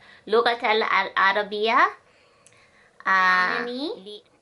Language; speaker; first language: Arabic; non-native, learner; English